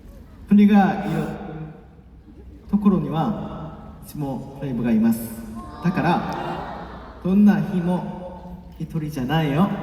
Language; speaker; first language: Japanese; non-native, learner; Korean